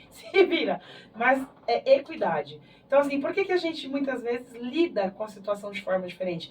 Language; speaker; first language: Portuguese; native; Portuguese